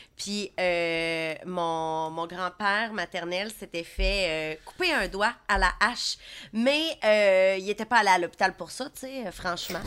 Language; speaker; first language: French; native; French